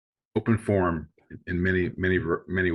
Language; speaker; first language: English; native; English